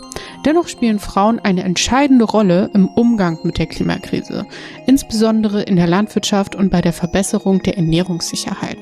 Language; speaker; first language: German; native; German